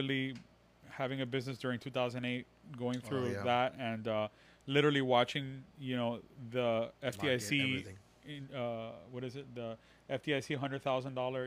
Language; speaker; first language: English; early bilingual, other home language; Spanish